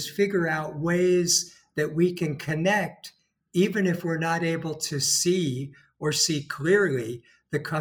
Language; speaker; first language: English; native; English